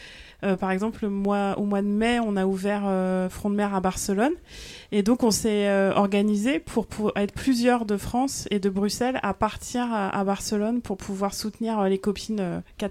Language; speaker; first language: French; native; French